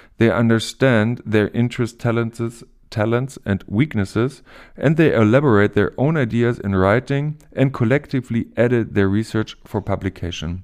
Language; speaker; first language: English; non-native, fluent; German